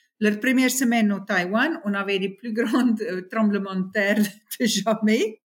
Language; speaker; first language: French; non-native, fluent; Afrikaans